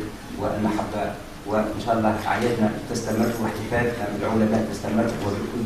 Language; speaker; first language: Arabic; native; Arabic